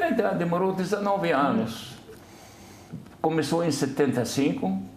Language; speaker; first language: Portuguese; non-native, fluent; Arabic